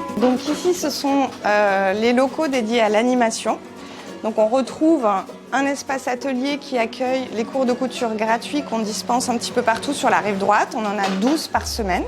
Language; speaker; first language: French; native; French